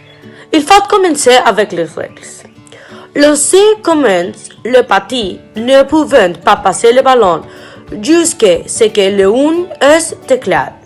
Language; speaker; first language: French; non-native, learner; Spanish